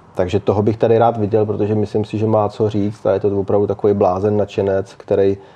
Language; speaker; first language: Czech; native; Czech